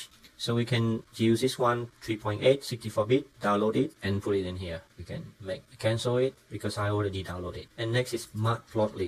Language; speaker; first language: English; non-native, fluent; Vietnamese